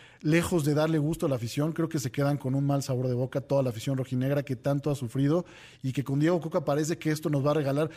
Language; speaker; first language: Spanish; native; Spanish